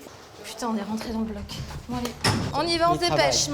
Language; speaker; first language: French; native; French